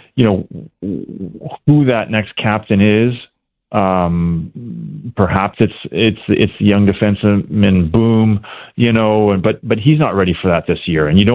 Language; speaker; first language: English; native; English